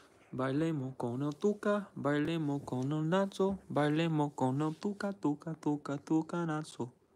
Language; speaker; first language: Spanish; non-native, learner; English